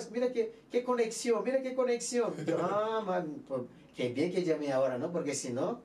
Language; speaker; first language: Spanish; non-native, fluent; Portuguese